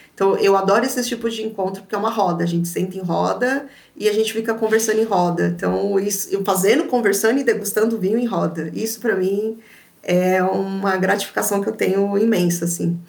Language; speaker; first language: Portuguese; native; Portuguese